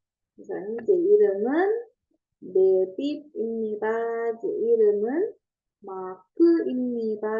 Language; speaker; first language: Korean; non-native, learner; Indonesian